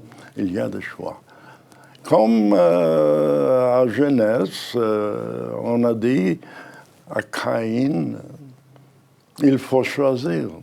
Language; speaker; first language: French; non-native, fluent; Hebrew